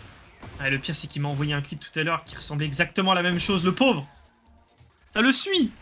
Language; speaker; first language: French; native; French